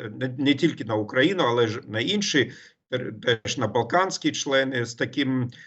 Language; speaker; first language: Ukrainian; non-native, fluent; German